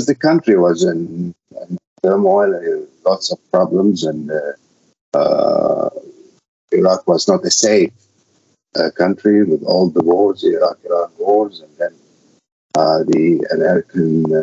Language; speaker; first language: English; non-native, fluent; Arabic